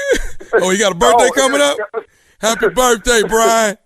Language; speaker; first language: English; native; English